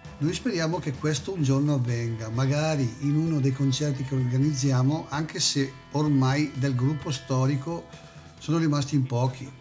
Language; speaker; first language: Italian; native; Italian